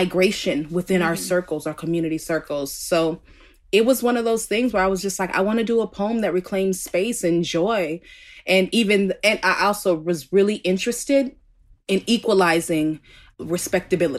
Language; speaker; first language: English; native; English